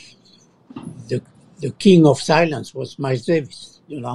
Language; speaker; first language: English; non-native, fluent; French